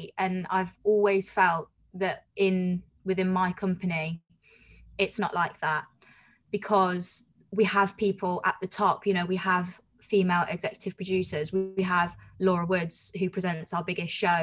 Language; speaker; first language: English; native; English